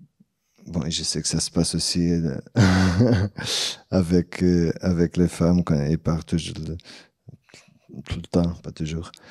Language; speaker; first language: French; non-native, fluent; Portuguese